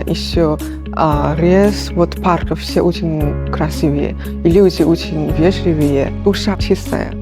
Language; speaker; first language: Russian; non-native, fluent; Chinese